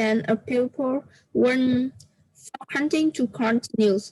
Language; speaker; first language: English; non-native, learner; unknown